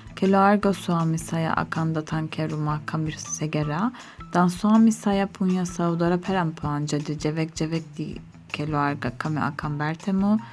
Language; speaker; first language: Indonesian; non-native, learner; Turkish